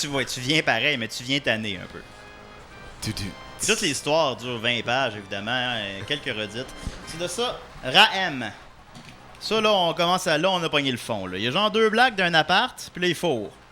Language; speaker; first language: French; native; French